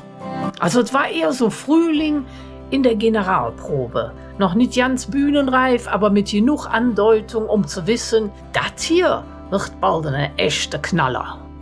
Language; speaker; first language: German; native; German